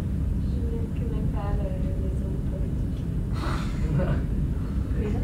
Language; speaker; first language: French; non-native, learner; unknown